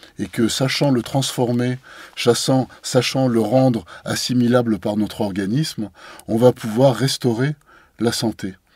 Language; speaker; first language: French; native; French